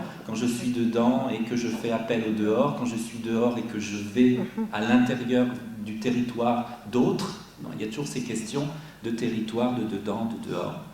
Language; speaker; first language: French; native; French